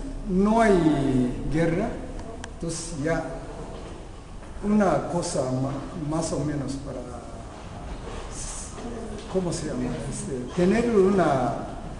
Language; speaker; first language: Spanish; non-native, learner; Japanese